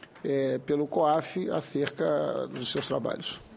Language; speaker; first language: Portuguese; native; Portuguese